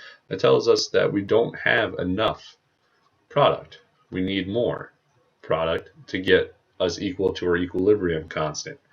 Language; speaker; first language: English; native; English